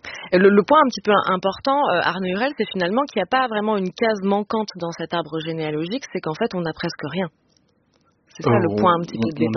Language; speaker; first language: French; native; French